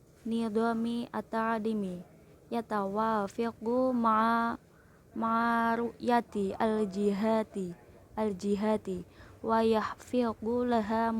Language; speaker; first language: Arabic; non-native, learner; Indonesian